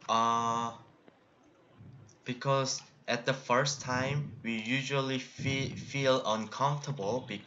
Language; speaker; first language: English; non-native, learner; Korean